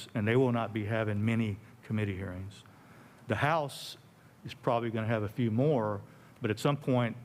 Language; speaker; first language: English; native; English